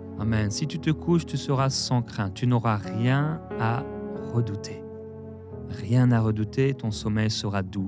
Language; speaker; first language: French; native; French